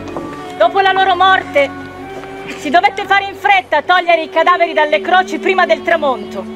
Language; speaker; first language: Italian; native; Italian